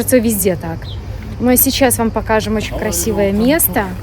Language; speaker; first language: Russian; native; Russian